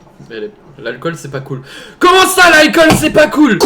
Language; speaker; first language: French; native; French